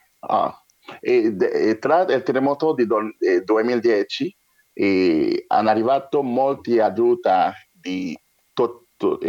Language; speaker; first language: Italian; non-native, learner; French